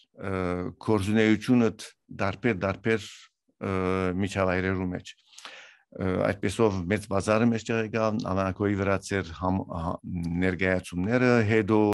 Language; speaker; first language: Armenian; early bilingual, heritage; Armenian